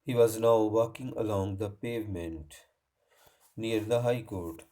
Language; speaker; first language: English; non-native, local second language; Hindi